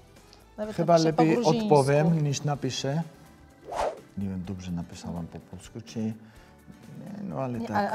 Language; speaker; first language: Polish; non-native, fluent; Georgian